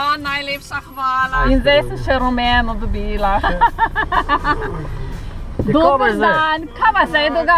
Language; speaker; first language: Slovenian; native; Slovenian